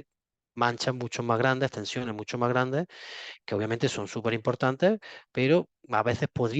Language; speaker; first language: Spanish; native; Spanish